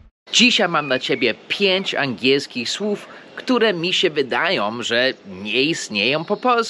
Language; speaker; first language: Polish; early bilingual, heritage; Polish